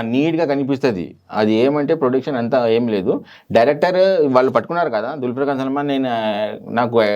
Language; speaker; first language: Telugu; non-native, local second language; Urdu